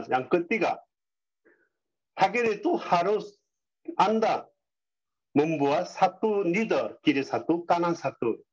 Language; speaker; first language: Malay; non-native, learner; Korean